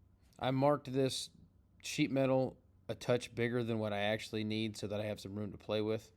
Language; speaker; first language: English; native; English